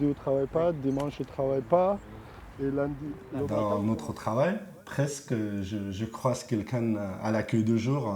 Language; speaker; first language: French; non-native, learner; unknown